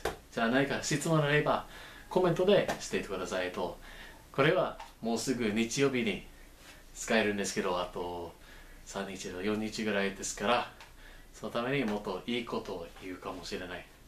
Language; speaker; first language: Japanese; non-native, fluent; English